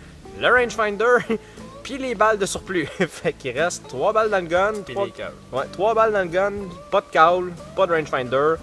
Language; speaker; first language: French; native; French